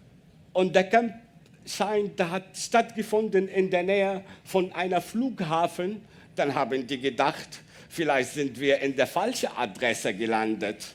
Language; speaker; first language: German; non-native, learner; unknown